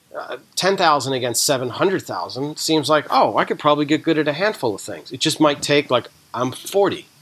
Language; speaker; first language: English; native; English